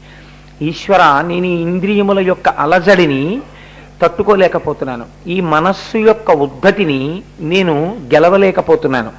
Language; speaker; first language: Telugu; native; Telugu